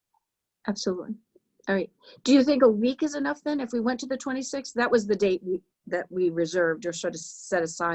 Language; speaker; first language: English; native; English